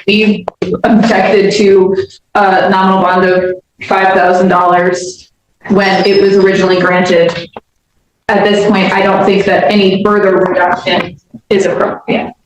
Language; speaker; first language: English; native; English